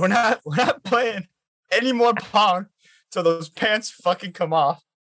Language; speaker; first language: English; native; English